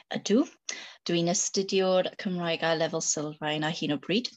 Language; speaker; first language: Welsh; non-native, learner; English